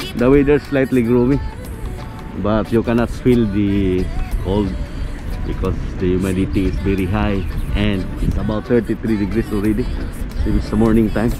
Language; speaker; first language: English; non-native, local second language; Filipino